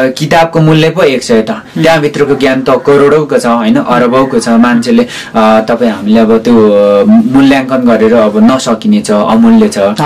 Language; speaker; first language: Nepali; non-native, local second language; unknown